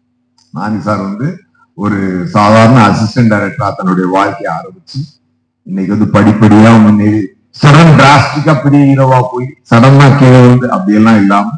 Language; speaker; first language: Tamil; native; Tamil